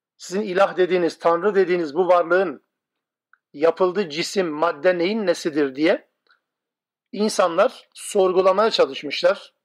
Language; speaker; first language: Turkish; non-native, local second language; Kurdish